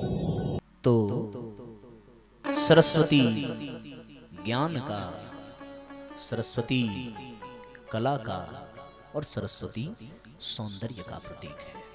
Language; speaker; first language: Hindi; native; Hindi